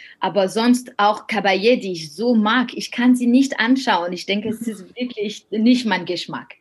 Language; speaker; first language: German; non-native, fluent; French